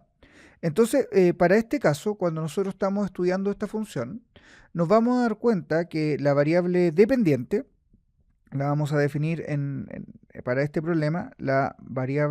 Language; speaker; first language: Spanish; native; Spanish